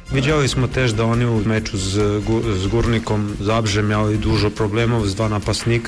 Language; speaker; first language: Polish; non-native, learner; Croatian